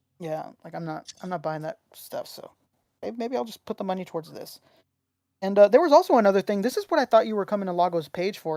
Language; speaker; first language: English; native; English